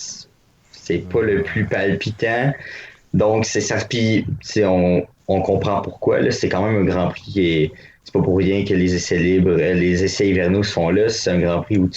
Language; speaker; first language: French; native; French